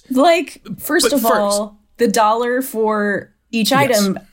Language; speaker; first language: English; native; English